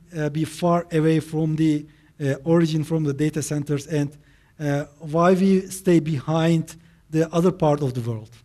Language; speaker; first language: English; non-native, fluent; Turkish